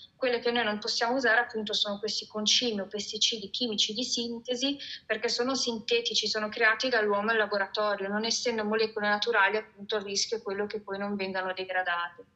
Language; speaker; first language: Italian; native; Italian